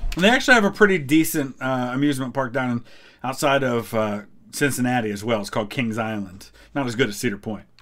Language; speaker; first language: English; native; English